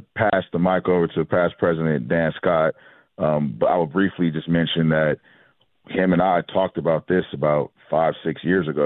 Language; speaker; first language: English; native; English